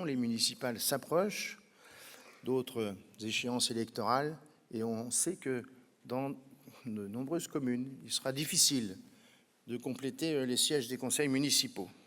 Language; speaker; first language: French; native; French